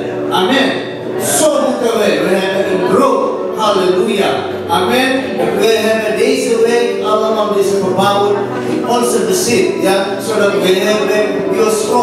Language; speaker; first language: Dutch; non-native, fluent; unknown